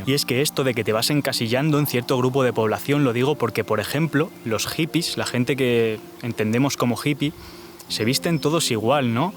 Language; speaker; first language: Spanish; native; Spanish